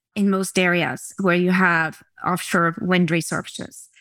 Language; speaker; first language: English; non-native, fluent; Norwegian